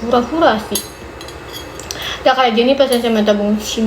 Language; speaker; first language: Japanese; non-native, learner; Indonesian